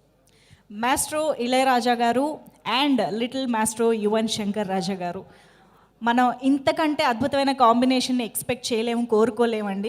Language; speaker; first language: Telugu; native; Telugu